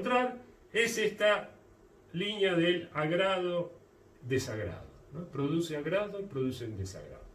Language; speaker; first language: Spanish; native; Spanish